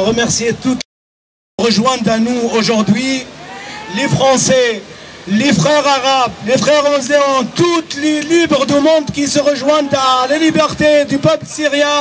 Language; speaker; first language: French; non-native, learner; Arabic